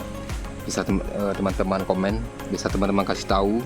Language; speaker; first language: Indonesian; non-native, local second language; Achinese